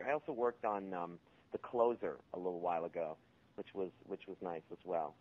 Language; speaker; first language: English; native; English